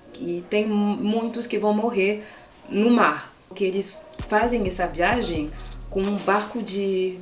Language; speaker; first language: Portuguese; non-native, fluent; French